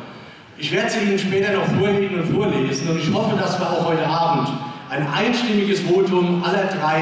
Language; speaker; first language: German; native; German